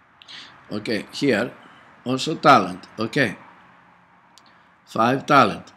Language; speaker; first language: English; non-native, fluent; Greek